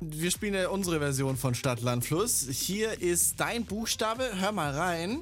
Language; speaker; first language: German; native; German